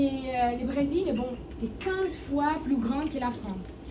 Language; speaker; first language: French; non-native, learner; Portuguese